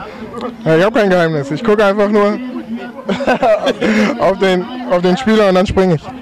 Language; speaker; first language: German; non-native, fluent; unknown